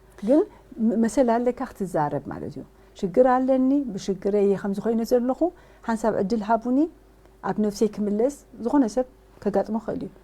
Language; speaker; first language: Tigrinya; early bilingual, heritage; Tigrinya